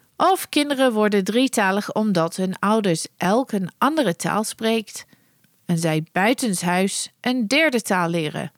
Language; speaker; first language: Dutch; non-native, fluent; English